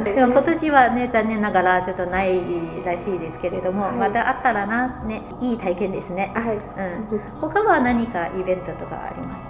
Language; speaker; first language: Japanese; non-native, fluent; Chinese